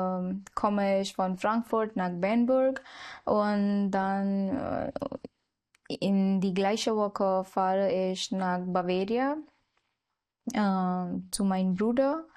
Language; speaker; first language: German; non-native, learner; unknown